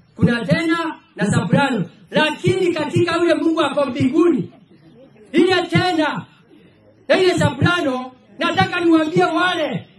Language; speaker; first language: Swahili; non-native, local second language; Meru